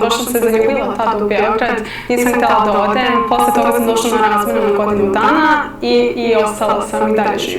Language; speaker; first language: Serbian; non-native, fluent; English